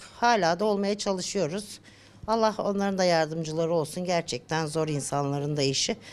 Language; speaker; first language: Turkish; native; Turkish